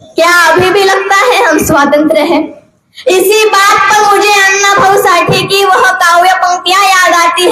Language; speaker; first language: Hindi; non-native, local second language; Marathi